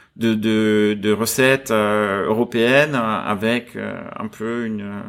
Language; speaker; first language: French; native; French